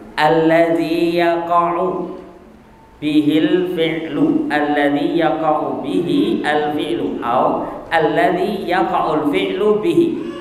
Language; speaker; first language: Arabic; non-native, fluent; Indonesian